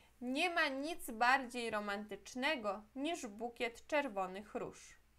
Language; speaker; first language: Polish; non-native, fluent; Portuguese